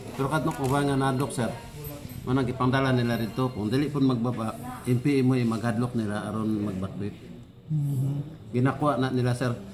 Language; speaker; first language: Cebuano; non-native, local second language; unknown